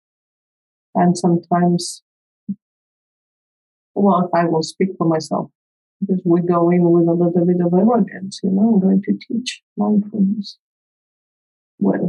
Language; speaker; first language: English; non-native, fluent; Spanish